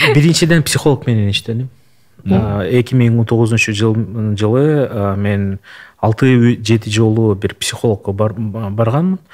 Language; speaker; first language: Kyrgyz; non-native, local second language; Russian